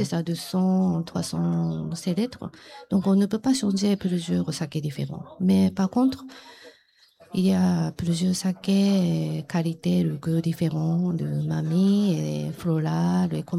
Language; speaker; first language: French; non-native, learner; Japanese